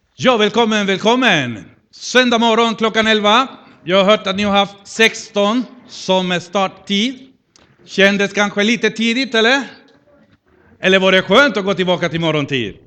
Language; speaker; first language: Swedish; non-native, fluent; Spanish